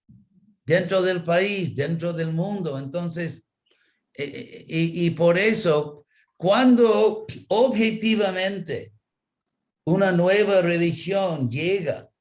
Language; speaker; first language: Spanish; non-native, fluent; English